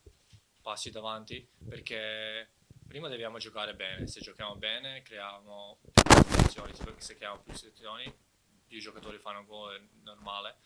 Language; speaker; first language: Italian; non-native, fluent; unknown